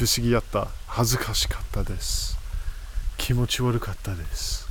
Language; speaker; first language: Japanese; non-native, fluent; English